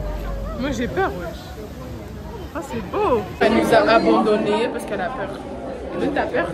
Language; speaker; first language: French; native; French